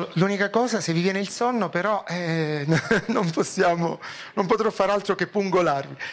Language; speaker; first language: Italian; native; Italian